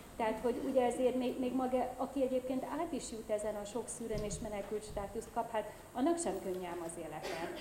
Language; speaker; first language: Hungarian; native; Hungarian